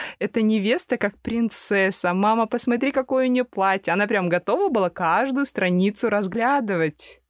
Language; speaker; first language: Russian; native; Russian